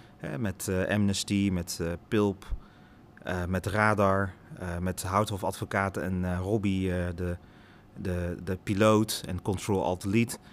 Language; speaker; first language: Dutch; early bilingual, other home language; Lingala